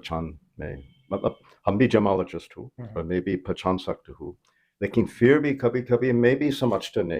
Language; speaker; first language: Hindi; non-native, fluent; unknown